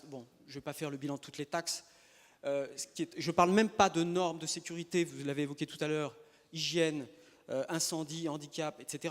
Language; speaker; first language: French; native; French